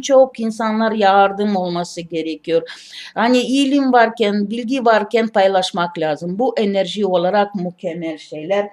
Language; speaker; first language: Turkish; non-native, learner; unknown